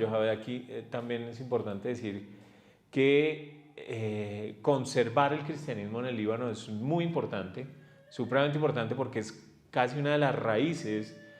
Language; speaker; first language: Spanish; native; Spanish